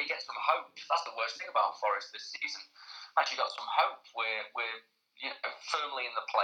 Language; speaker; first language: English; native; English